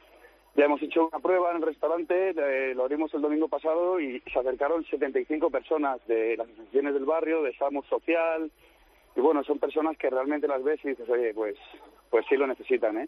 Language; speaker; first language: Spanish; native; Spanish